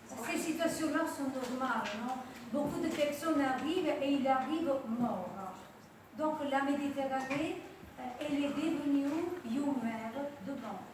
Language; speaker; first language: French; non-native, fluent; Italian